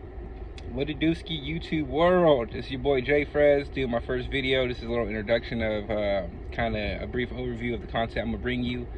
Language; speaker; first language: English; native; English